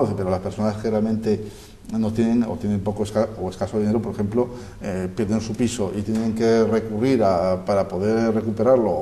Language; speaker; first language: Spanish; native; Spanish